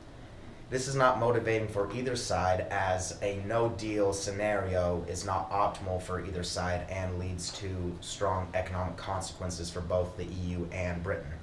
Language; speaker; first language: English; native; English